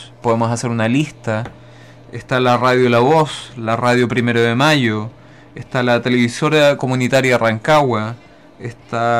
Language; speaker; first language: Spanish; native; Spanish